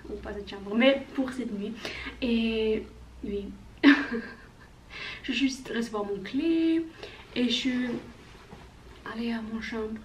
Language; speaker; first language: French; non-native, learner; Norwegian